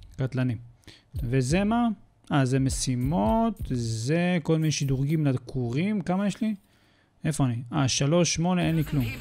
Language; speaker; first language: Hebrew; native; Hebrew